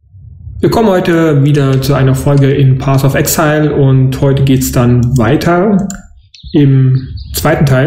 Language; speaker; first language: German; native; German